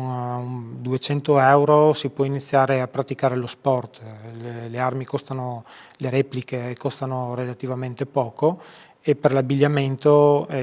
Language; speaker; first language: Italian; native; Italian